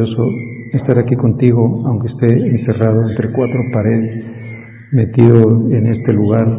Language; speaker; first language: Spanish; native; Spanish